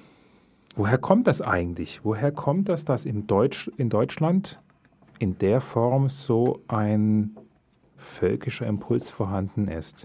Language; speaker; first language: German; native; German